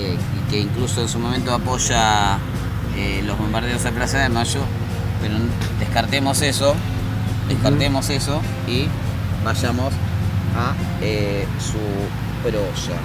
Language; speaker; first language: Spanish; native; Spanish